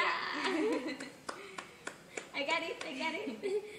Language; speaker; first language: English; non-native, learner; Nias